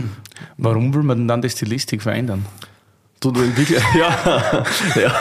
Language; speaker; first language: German; native; German